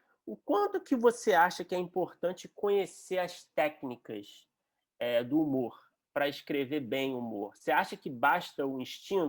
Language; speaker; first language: Portuguese; native; Portuguese